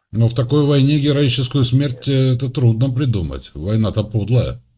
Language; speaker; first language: Russian; native; Russian